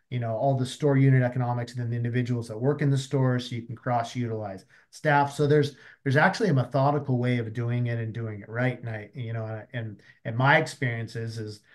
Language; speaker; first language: English; native; English